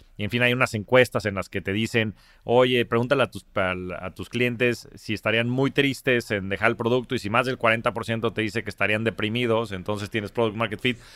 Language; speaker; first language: Spanish; native; Spanish